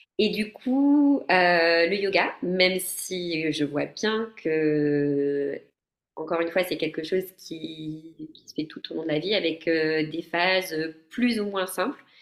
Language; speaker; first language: French; non-native, fluent; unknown